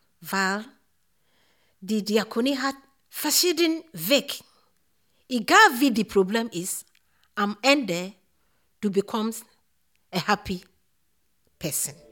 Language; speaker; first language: German; non-native, learner; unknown